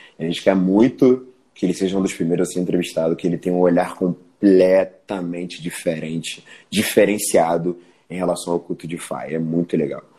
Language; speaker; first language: Portuguese; early bilingual, other home language; Spanish